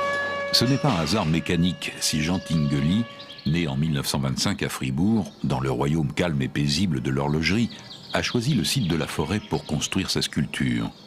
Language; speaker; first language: French; native; French